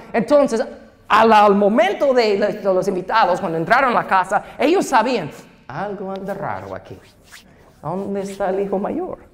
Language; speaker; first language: Spanish; non-native, fluent; English